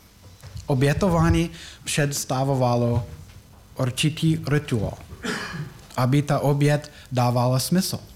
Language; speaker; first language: Czech; non-native, learner; English